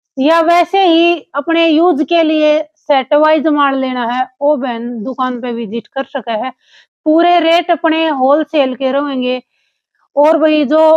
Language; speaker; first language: Hindi; native; Hindi